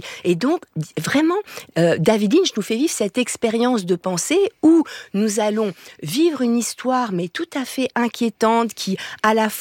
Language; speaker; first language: French; native; French